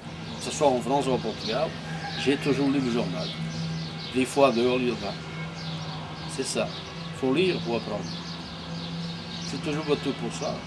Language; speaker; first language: French; non-native, fluent; Portuguese